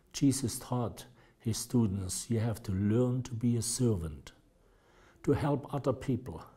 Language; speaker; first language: English; non-native, fluent; German